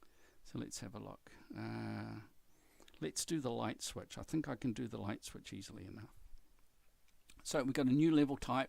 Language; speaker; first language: English; native; English